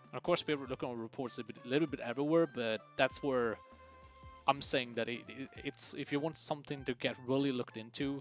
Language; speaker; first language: English; non-native, fluent; Swedish